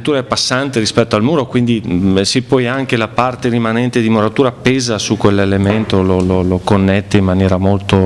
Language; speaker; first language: Italian; native; Italian